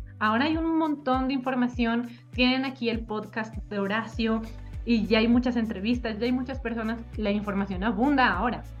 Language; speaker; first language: Spanish; native; Spanish